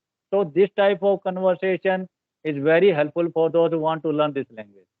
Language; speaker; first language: English; non-native, learner; Hindi